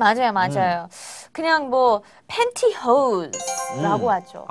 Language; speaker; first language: Korean; non-native, fluent; English